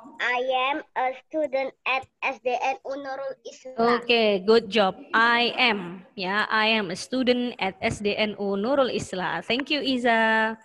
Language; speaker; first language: English; non-native, learner; Indonesian